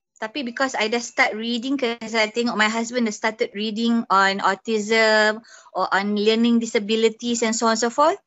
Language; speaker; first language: English; non-native, local second language; Malay